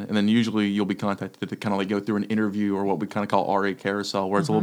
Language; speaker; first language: English; native; English